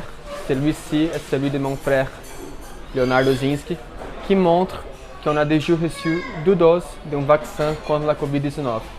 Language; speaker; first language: French; non-native, learner; Portuguese